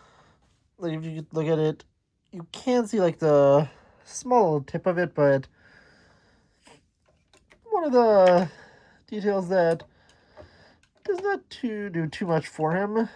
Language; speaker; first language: English; native; English